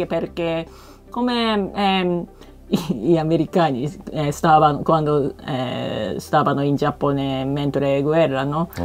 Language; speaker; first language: Italian; non-native, learner; Japanese